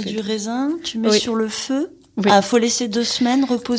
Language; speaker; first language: French; native; French